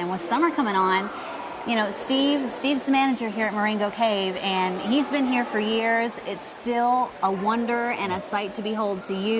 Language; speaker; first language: English; native; English